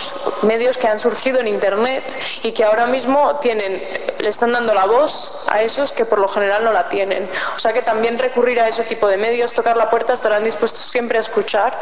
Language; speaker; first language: Spanish; native; Spanish